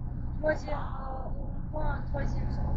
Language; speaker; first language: French; non-native, learner; Russian